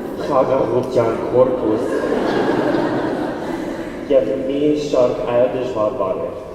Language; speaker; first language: Armenian; non-native, learner; English